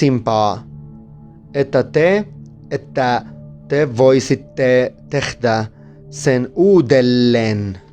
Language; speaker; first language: Finnish; non-native, learner; Spanish